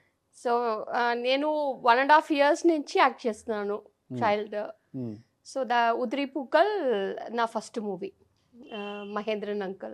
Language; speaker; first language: Telugu; non-native, fluent; Tamil